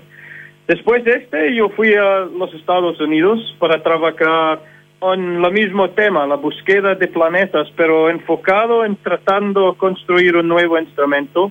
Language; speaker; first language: Spanish; non-native, fluent; English